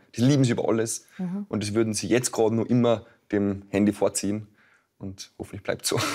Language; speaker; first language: German; native; German